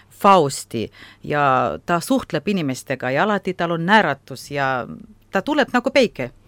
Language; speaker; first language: Estonian; non-native, local second language; Russian